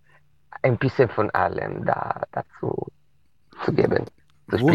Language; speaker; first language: German; non-native, local second language; Italian